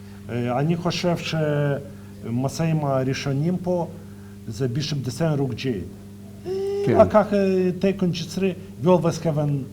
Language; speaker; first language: Hebrew; non-native, fluent; Russian